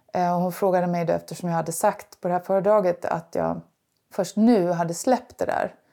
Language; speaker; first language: Swedish; native; Swedish